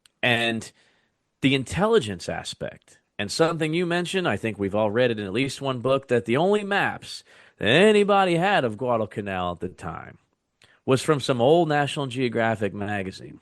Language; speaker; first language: English; native; English